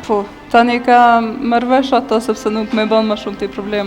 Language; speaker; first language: Albanian; non-native, learner; Bosnian